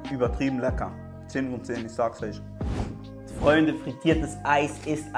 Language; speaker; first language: German; native; German